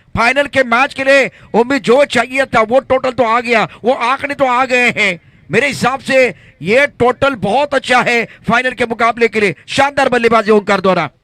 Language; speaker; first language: Hindi; non-native, local second language; Marathi